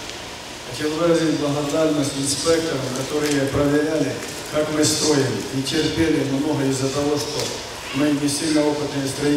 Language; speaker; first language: Russian; native; Russian